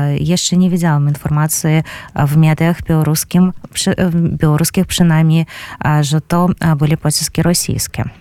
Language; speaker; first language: Polish; non-native, fluent; Belarusian